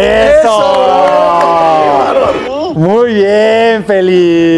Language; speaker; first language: Spanish; native; Spanish